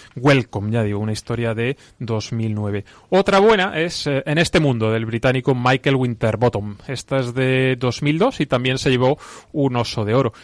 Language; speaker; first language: Spanish; native; Spanish